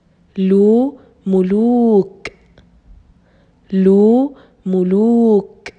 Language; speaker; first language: Arabic; native; Arabic